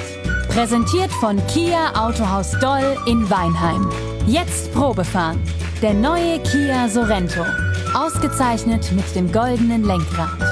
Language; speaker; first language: German; native; German